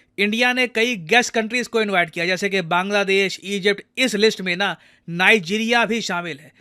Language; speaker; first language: Hindi; native; Hindi